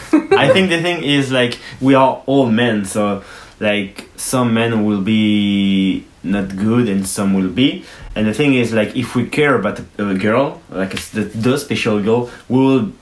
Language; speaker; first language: English; non-native, learner; French